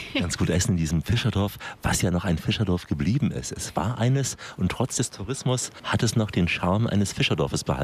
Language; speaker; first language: German; native; German